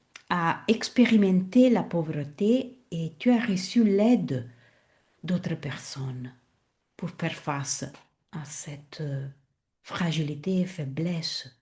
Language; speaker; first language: French; non-native, fluent; Italian